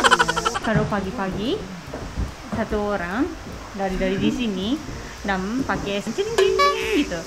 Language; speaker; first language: Indonesian; non-native, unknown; Japanese